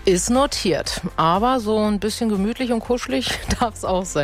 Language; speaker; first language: German; native; German